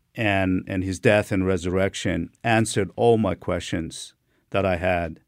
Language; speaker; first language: English; non-native, fluent; Turkmen